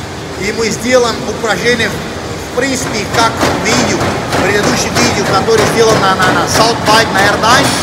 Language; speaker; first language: Russian; non-native, learner; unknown